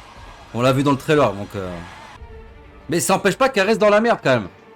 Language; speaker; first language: French; native; French